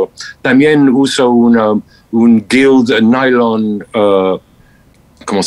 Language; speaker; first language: Spanish; non-native, fluent; English